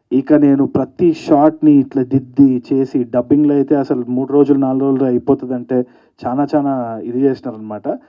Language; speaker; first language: Telugu; native; Telugu